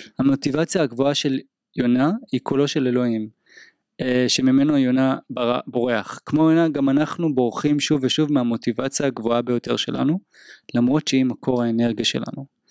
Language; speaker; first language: Hebrew; native; Hebrew